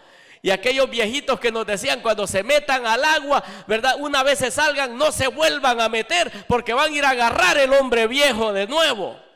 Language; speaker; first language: Spanish; native; Spanish